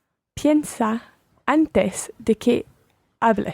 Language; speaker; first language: Spanish; non-native, learner; English